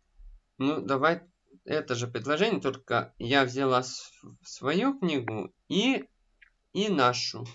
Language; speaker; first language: Russian; native; Russian